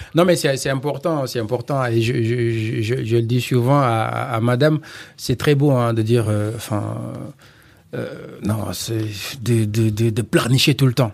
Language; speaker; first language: French; non-native, local second language; Wolof